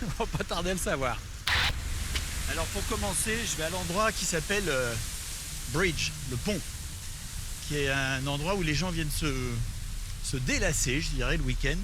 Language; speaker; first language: French; native; French